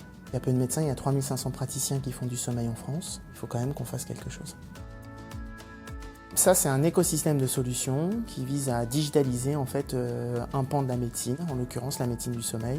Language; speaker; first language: French; native; French